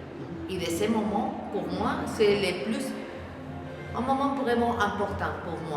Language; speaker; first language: French; non-native, learner; Spanish